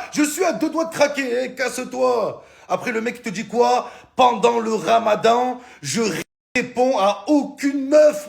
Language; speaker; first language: French; native; French